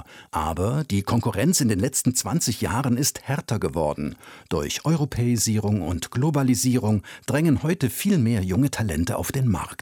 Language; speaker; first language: German; native; German